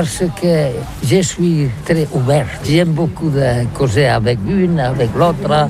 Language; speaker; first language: French; non-native, learner; Catalan